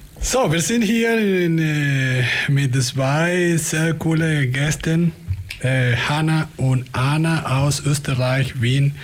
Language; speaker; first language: German; non-native, fluent; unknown